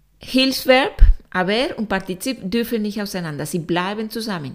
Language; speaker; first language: German; non-native, fluent; Spanish